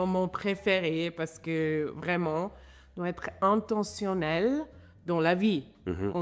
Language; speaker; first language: French; non-native, fluent; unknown